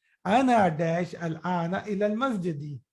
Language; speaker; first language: Arabic; non-native, fluent; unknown